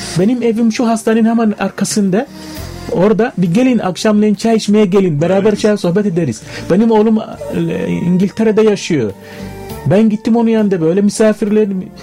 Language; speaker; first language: Turkish; non-native, fluent; Arabic